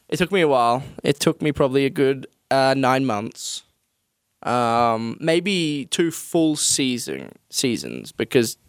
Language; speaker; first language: English; native; English